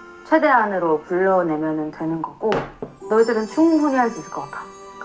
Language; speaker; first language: Korean; native; Korean